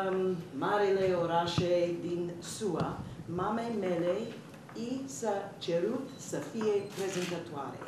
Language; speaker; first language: Romanian; early bilingual, heritage; Romanian